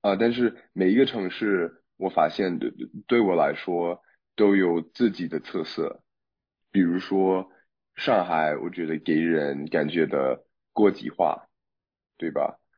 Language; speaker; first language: Chinese; non-native, fluent; English